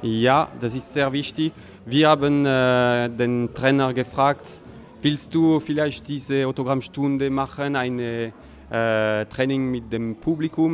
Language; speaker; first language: German; non-native, local second language; French